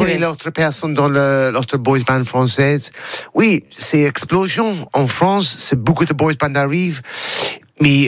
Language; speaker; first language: French; non-native, learner; English